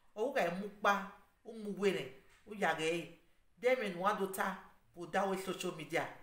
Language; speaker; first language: Nigerian Pidgin; non-native, local second language; Bini